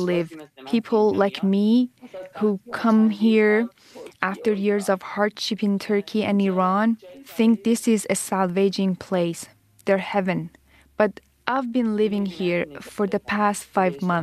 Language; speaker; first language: English; non-native, fluent; Persian